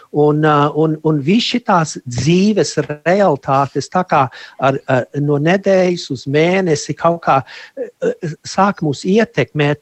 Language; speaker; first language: Latvian; early bilingual, heritage; Latvian